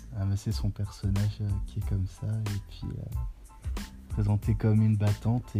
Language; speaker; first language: French; native; French